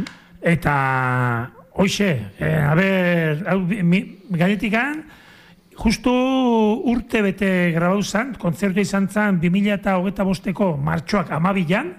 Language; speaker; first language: Basque; native; Basque